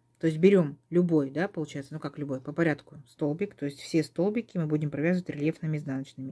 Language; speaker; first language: Russian; native; Russian